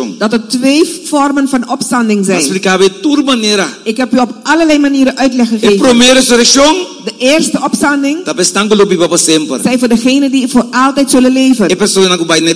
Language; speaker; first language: Dutch; non-native, fluent; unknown